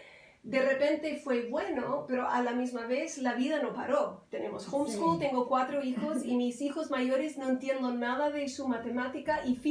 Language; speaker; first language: Spanish; non-native, fluent; English